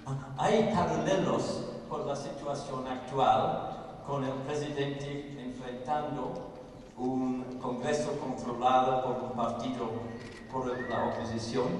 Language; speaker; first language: Spanish; non-native, fluent; English